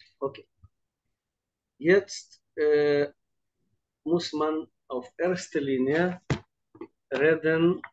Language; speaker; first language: German; non-native, fluent; Russian